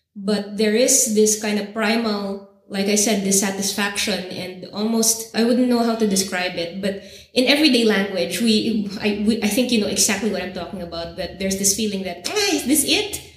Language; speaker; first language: English; native; English